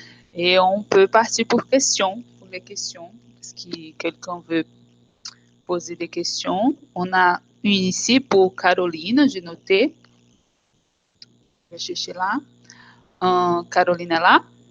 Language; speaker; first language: French; non-native, fluent; Portuguese